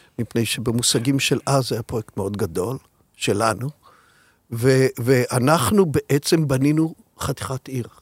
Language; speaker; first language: Hebrew; native; Hebrew